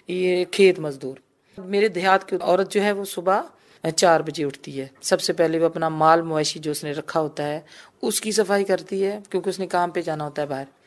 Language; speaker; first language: Urdu; non-native, local second language; Punjabi